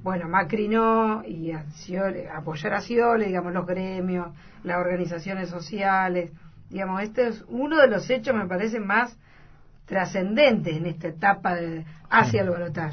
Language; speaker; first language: Spanish; native; Spanish